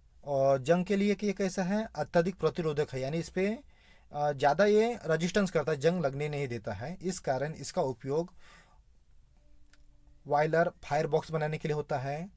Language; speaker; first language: Hindi; non-native, local second language; Marathi